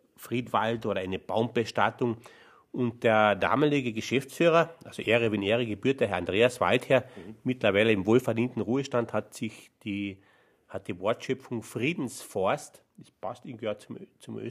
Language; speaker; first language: German; native; German